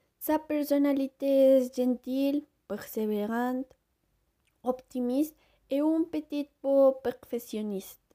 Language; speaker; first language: French; non-native, learner; Spanish